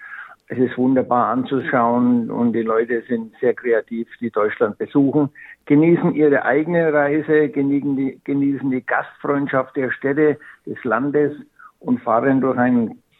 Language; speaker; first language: German; native; German